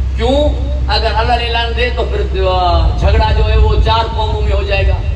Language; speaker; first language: Urdu; non-native, local second language; Sindhi